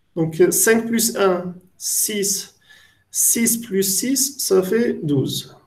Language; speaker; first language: French; non-native, local second language; Arabic